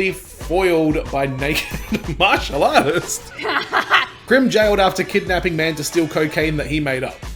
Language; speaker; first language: English; native; English